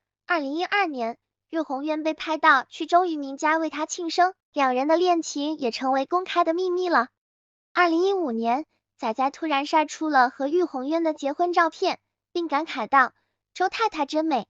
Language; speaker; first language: Chinese; native; Chinese